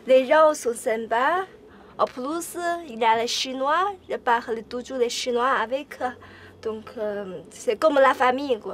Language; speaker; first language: French; non-native, learner; Chinese